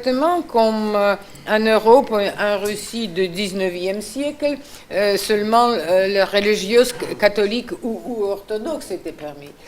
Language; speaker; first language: French; non-native, fluent; Russian